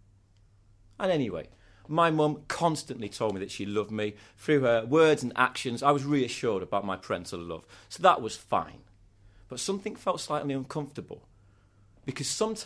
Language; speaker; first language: English; native; English